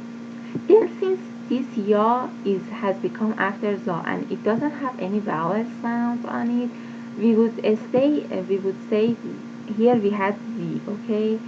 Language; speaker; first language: English; non-native, fluent; Persian